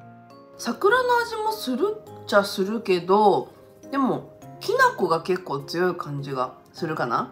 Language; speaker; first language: Japanese; native; Japanese